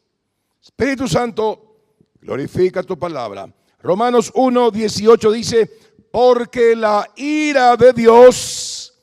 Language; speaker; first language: Spanish; native; Spanish